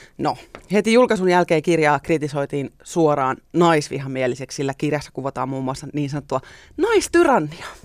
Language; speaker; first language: Finnish; native; Finnish